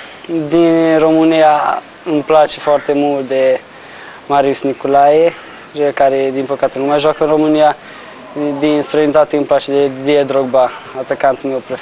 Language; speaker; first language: Romanian; non-native, local second language; Hungarian